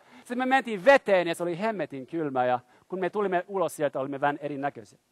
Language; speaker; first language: Finnish; non-native, fluent; French